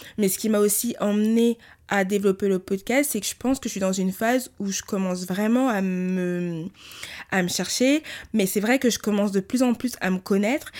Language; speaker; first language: French; early bilingual, other home language; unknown